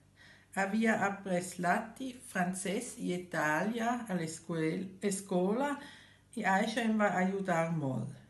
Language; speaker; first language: Catalan; non-native, fluent; German